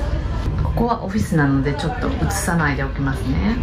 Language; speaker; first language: Japanese; native; Japanese